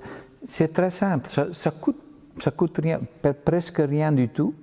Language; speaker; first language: French; non-native, local second language; Dutch